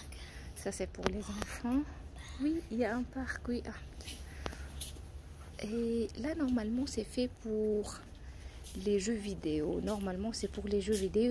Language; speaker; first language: French; non-native, fluent; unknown